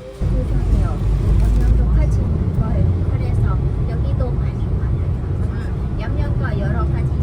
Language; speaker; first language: Korean; non-native, learner; Thai